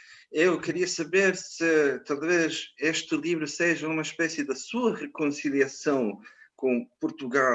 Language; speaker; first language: Portuguese; non-native, fluent; Croatian